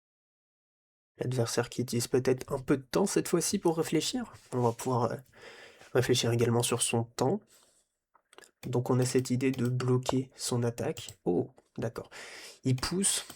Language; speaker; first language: French; native; French